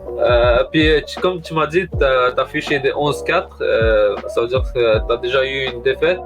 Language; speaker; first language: French; native; French